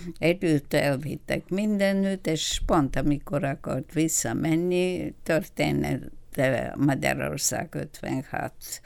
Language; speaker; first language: Hungarian; non-native, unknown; Bulgarian